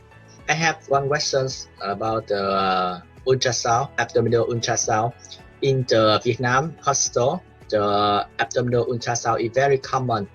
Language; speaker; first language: English; non-native, learner; Vietnamese